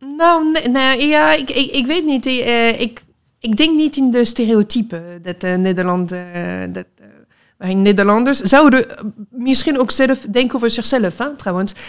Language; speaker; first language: Dutch; non-native, fluent; French